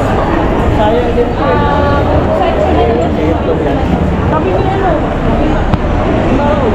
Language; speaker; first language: Filipino; native; Filipino